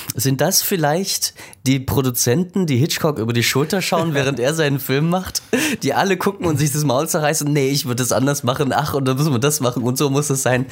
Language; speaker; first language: German; native; German